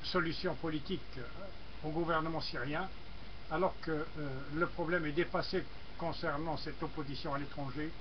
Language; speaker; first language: French; non-native, local second language; Arabic